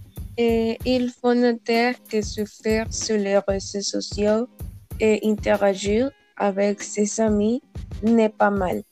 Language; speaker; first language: French; non-native, learner; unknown